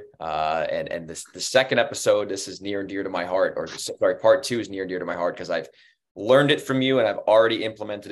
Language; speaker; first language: English; native; English